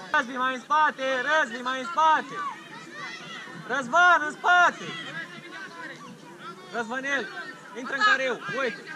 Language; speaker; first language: Romanian; native; Romanian